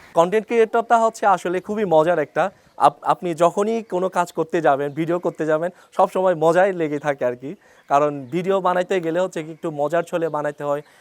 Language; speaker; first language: Bangla; non-native, local second language; Chakma